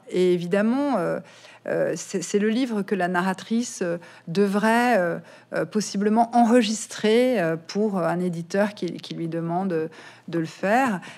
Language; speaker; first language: French; native; French